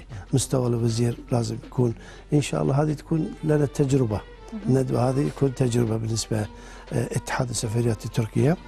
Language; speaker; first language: Arabic; non-native, fluent; Turkish